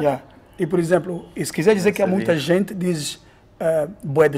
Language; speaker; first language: Portuguese; native; Portuguese